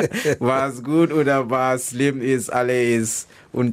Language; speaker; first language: German; non-native, learner; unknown